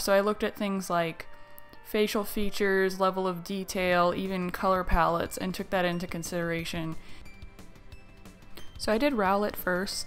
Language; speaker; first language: English; native; English